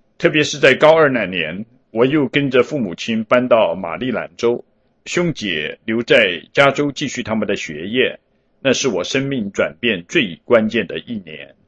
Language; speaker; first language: Chinese; early bilingual, heritage; Chinese